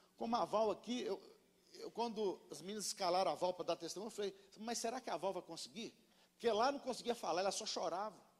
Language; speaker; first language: Portuguese; native; Portuguese